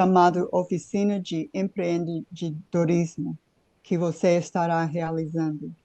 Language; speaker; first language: Portuguese; non-native, fluent; English